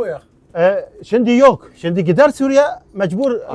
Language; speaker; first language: Turkish; non-native, learner; Arabic